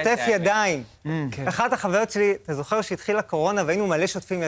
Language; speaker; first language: Hebrew; native; Hebrew